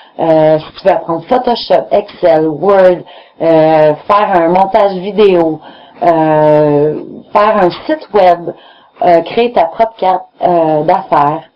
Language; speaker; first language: French; native; French